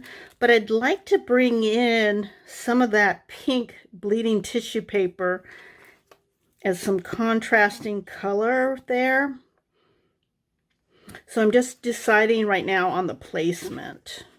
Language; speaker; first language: English; native; English